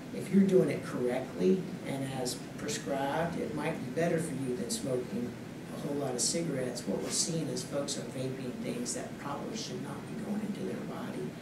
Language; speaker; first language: English; native; English